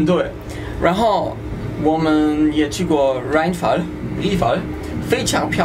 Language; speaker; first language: Chinese; non-native, fluent; German